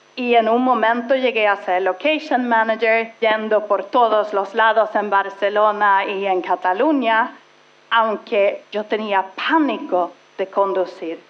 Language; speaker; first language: Spanish; non-native, fluent; Swedish